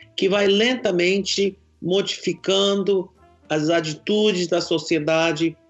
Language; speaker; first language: Portuguese; non-native, fluent; English